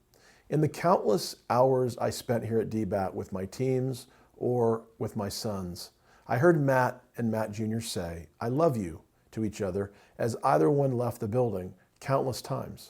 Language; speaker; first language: English; native; English